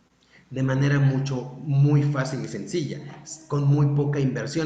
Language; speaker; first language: Spanish; native; Spanish